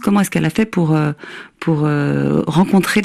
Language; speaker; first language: French; native; French